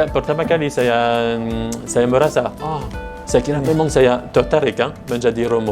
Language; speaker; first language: Indonesian; non-native, fluent; French